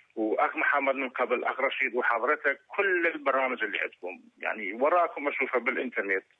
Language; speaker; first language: Arabic; non-native, local second language; Kurdish